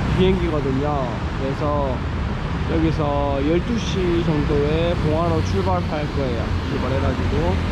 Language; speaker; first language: Korean; native; Korean